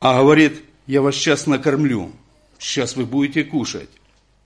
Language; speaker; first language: Russian; non-native, local second language; Ukrainian